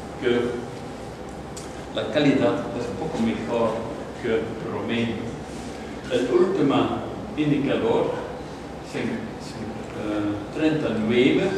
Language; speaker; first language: Spanish; non-native, fluent; Dutch